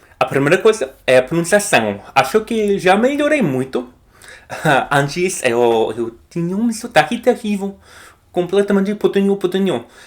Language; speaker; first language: Portuguese; non-native, fluent; English